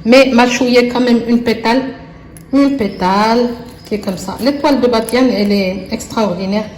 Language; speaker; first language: French; non-native, local second language; Arabic